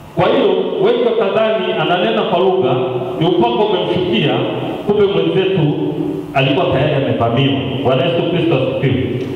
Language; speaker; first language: Swahili; native; Swahili